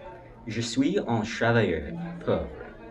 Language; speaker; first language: French; non-native, learner; English